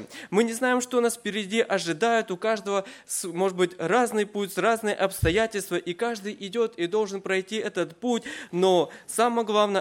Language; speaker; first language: Russian; native; Russian